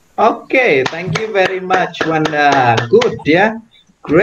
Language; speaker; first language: English; non-native, fluent; Indonesian